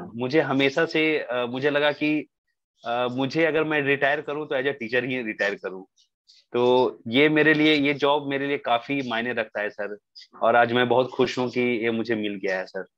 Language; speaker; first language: Hindi; native; Hindi